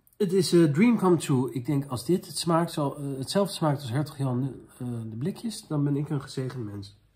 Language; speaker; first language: Dutch; native; Dutch